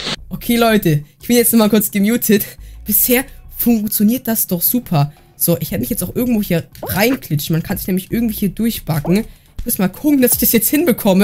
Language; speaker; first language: German; native; German